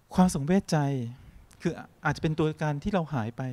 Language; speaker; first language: Thai; native; Thai